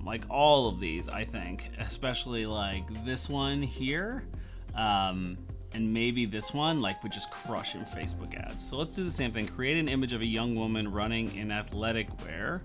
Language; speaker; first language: English; native; English